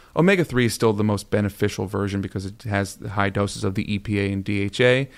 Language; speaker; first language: English; native; English